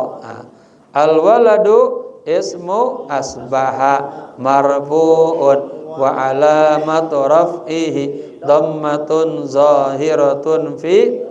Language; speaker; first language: Arabic; non-native, fluent; Indonesian